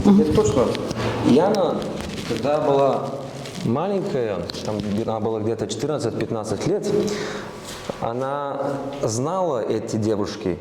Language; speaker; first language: Russian; non-native, learner; Bulgarian